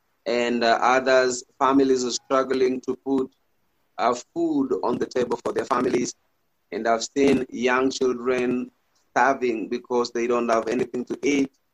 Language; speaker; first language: English; non-native, local second language; Gusii